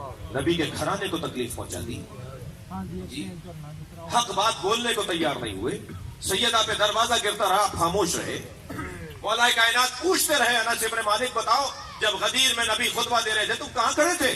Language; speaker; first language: Urdu; native; Urdu